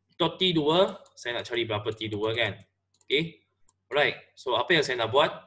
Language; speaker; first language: Malay; non-native, local second language; Chinese